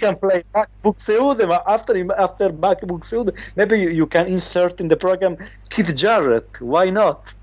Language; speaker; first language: English; non-native, learner; Italian